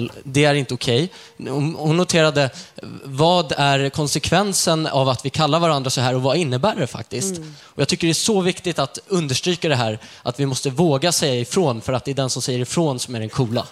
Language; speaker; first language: Swedish; native; Swedish